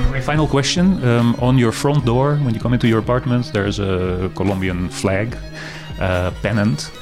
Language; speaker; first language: English; non-native, fluent; Dutch